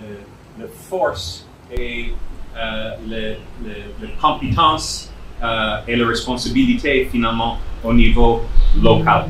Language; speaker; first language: French; non-native, fluent; English